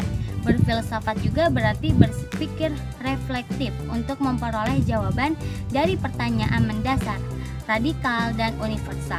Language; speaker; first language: Indonesian; native; Indonesian